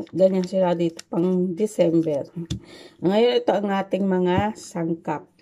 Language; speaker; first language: Filipino; native; Filipino